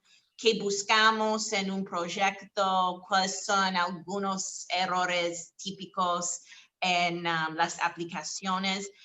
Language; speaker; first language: Spanish; non-native, fluent; English